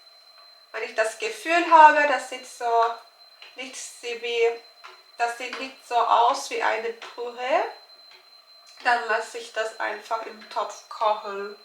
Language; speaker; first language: German; non-native, learner; Turkish